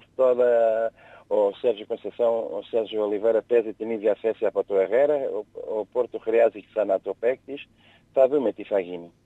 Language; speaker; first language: Greek; non-native, learner; Portuguese